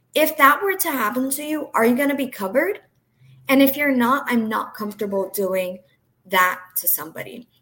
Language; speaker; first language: English; early bilingual, other home language; Portuguese